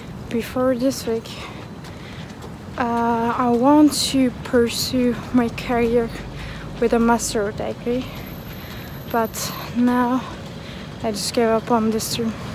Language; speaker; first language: English; non-native, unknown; Turkish